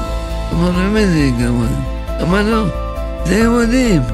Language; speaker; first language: Hebrew; early bilingual, other home language; Arabic